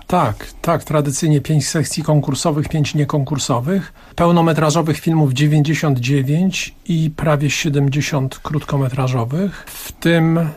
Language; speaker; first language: Polish; native; Polish